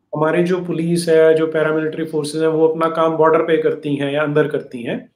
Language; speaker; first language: Hindi; native; Hindi